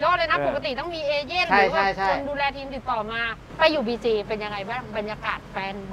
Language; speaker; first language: Thai; native; Thai